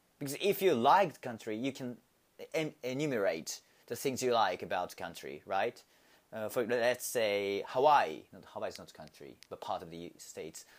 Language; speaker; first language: English; non-native, learner; Japanese